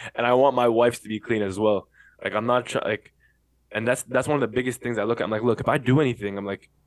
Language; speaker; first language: English; native; English